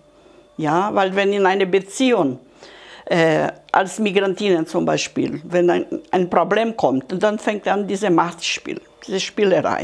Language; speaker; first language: German; non-native, fluent; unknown